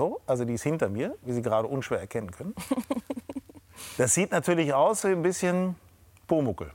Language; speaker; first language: German; native; German